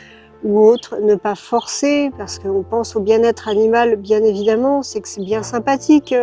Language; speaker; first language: French; native; French